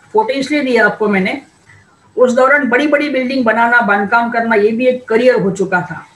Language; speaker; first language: Hindi; non-native, local second language; Marathi